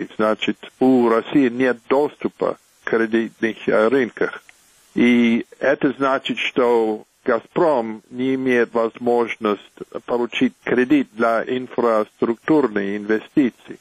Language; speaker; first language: Russian; non-native, fluent; English